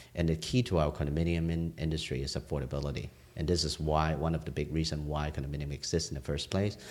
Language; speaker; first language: English; non-native, local second language; Cantonese